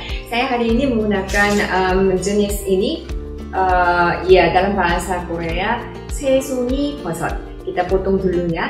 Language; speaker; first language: Indonesian; non-native, fluent; Korean